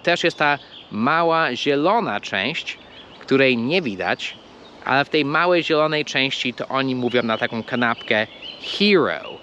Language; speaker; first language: Polish; non-native, fluent; English